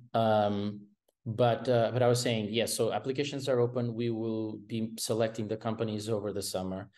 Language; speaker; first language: English; non-native, fluent; Portuguese